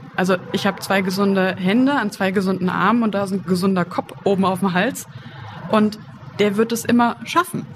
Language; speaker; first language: German; native; German